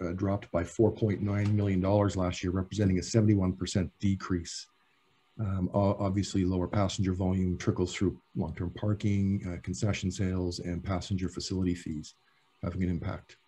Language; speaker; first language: English; native; English